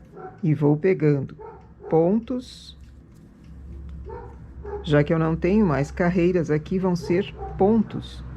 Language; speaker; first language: Portuguese; native; Portuguese